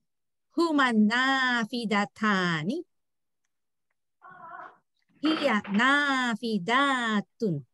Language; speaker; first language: Arabic; non-native, learner; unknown